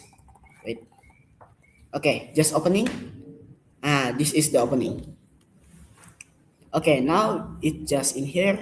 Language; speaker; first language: English; non-native, learner; Indonesian